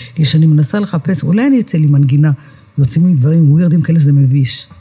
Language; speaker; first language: Hebrew; native; Hebrew